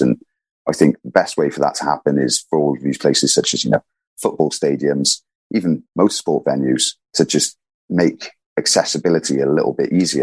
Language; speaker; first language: English; native; English